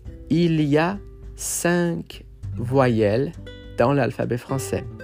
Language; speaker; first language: French; non-native, fluent; Persian